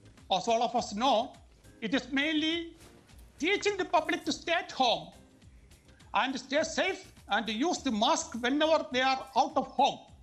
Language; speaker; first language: English; non-native, local second language; Malayalam